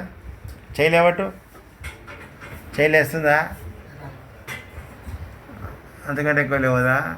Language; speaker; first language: Telugu; native; Telugu